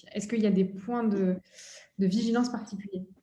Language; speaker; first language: French; native; French